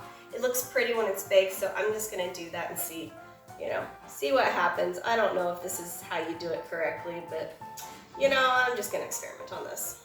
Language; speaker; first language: English; native; English